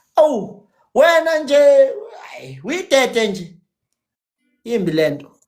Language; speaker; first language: Zulu; native; Zulu